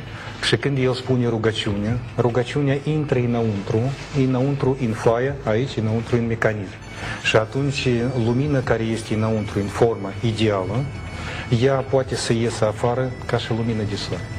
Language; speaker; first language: Romanian; non-native, learner; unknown